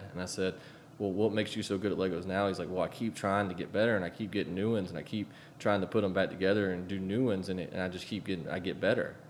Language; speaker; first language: English; native; English